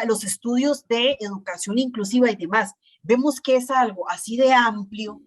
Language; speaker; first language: Spanish; native; Spanish